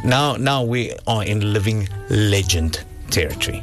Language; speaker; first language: English; non-native, local second language; Afrikaans